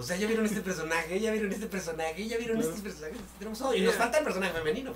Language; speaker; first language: Spanish; native; Spanish